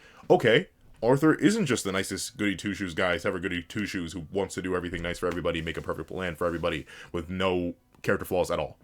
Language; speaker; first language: English; native; English